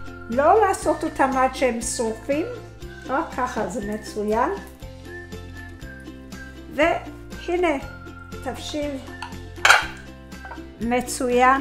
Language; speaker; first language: Hebrew; non-native, fluent; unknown